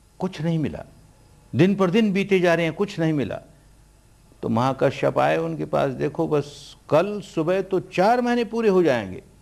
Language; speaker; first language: Hindi; early bilingual, heritage; Hindi